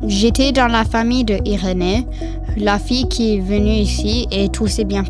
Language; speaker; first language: French; non-native, local second language; English